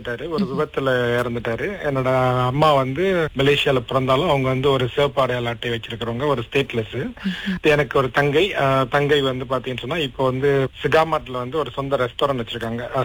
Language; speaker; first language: Tamil; early bilingual, heritage; Tamil